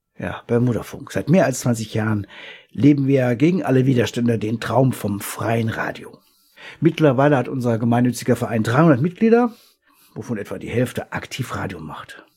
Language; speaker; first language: German; native; German